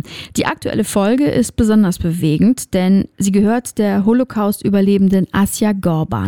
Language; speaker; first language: German; native; German